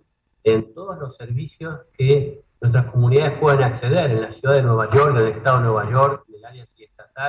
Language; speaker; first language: Spanish; native; Spanish